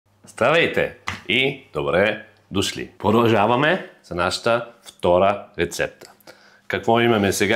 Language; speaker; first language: Bulgarian; non-native, learner; German